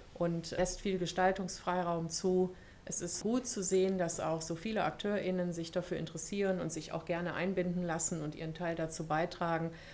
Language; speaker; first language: German; early bilingual, other home language; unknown